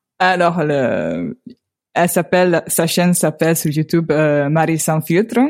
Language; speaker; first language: French; non-native, fluent; Hungarian